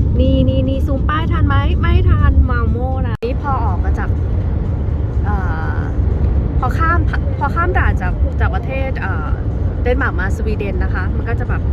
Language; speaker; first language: Thai; native; Thai